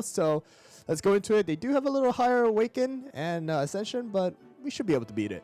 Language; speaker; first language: English; native; English